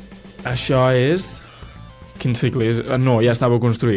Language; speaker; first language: Catalan; native; Catalan